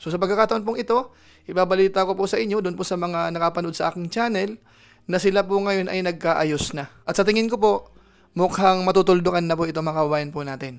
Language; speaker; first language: Filipino; native; Filipino